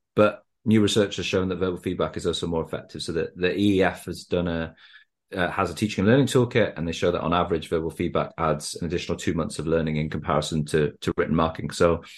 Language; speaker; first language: English; native; English